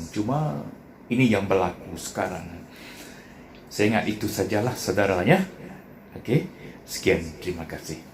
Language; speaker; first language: Malay; non-native, local second language; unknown